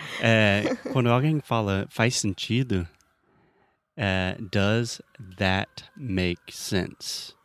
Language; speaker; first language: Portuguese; non-native, fluent; English